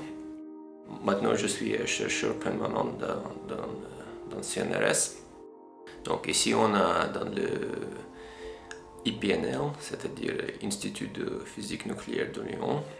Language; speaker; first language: French; non-native, fluent; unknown